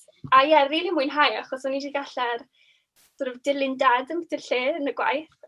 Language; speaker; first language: Welsh; native; Welsh